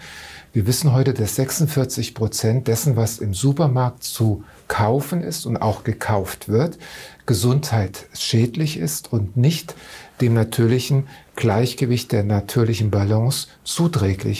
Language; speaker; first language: German; native; German